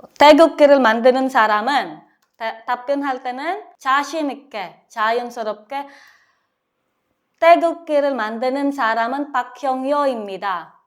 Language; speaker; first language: Korean; non-native, learner; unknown